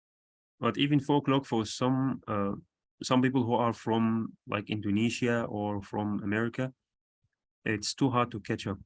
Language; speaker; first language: English; non-native, fluent; Arabic